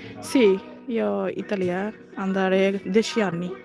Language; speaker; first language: Italian; non-native, learner; Bangla